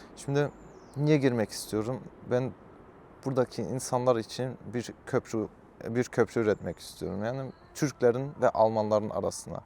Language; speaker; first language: Turkish; early bilingual, heritage; Turkish